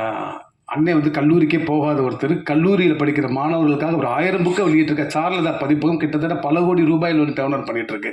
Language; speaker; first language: Tamil; native; Tamil